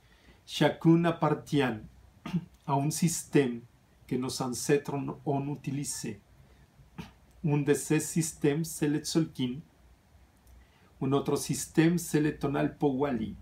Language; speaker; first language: French; non-native, fluent; Spanish